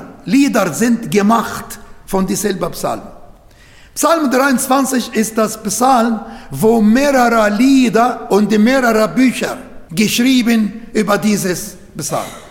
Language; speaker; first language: German; non-native, learner; Arabic